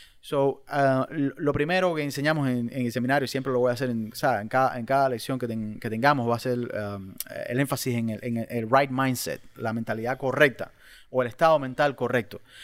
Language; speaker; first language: Spanish; native; Spanish